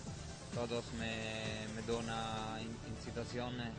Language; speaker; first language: Spanish; non-native, fluent; Italian